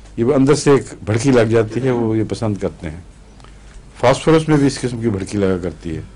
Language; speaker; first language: Urdu; native; Urdu